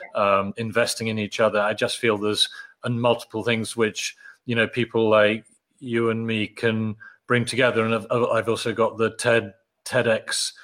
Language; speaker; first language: English; native; English